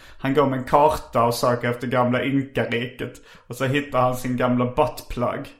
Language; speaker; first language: Swedish; native; Swedish